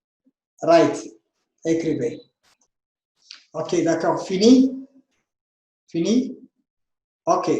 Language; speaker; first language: French; non-native, fluent; Amharic